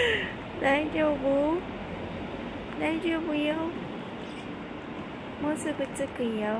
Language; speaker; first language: Japanese; native; Japanese